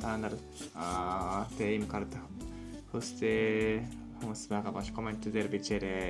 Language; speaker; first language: Mongolian; non-native, learner; Japanese